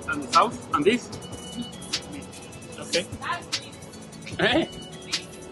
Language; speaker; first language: English; non-native, learner; Spanish